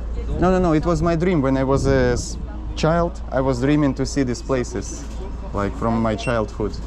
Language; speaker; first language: English; non-native, learner; Russian